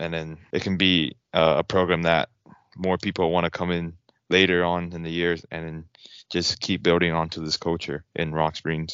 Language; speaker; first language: English; non-native, fluent; Chinese